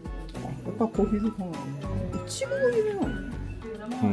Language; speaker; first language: Japanese; native; Japanese